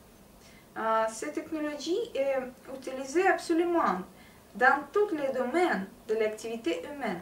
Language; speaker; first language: French; non-native, learner; Russian